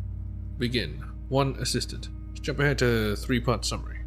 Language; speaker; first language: English; native; English